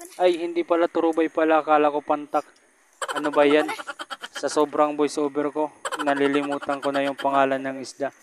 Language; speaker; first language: Filipino; non-native, local second language; Waray